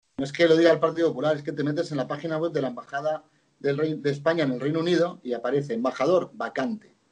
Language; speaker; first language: Spanish; native; Spanish